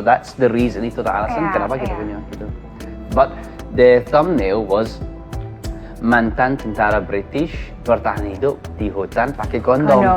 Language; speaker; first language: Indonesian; non-native, learner; English